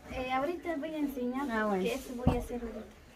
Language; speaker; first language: Spanish; non-native, local second language; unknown